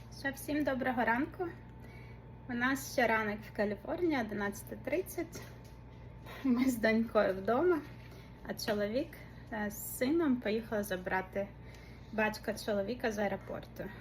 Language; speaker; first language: Ukrainian; native; Ukrainian